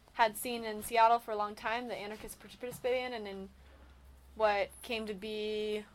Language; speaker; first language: English; native; English